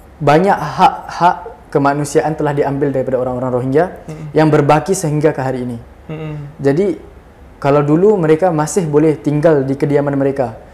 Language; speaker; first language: Malay; non-native, fluent; Rohingya